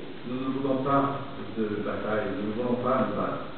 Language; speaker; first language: French; non-native, fluent; Portuguese